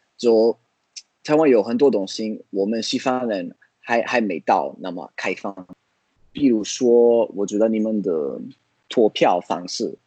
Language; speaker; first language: Chinese; non-native, fluent; Italian